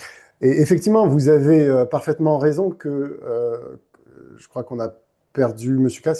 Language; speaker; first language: French; native; French